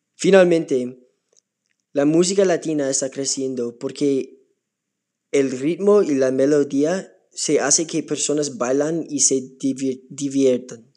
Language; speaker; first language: Spanish; non-native, learner; English